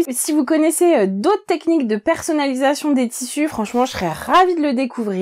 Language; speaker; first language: French; native; French